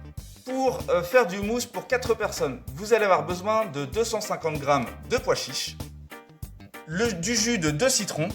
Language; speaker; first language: French; native; French